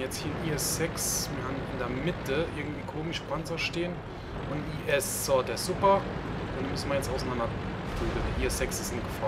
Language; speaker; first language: German; native; German